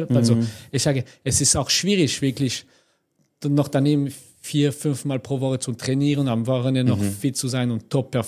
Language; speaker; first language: German; non-native, fluent; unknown